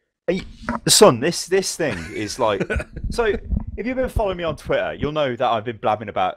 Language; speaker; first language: English; native; English